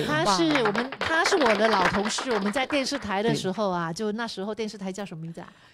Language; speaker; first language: Chinese; native; Chinese